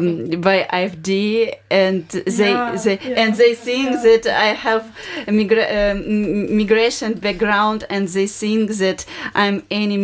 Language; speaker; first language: English; non-native, learner; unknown